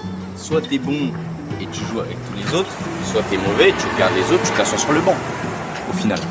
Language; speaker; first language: French; native; French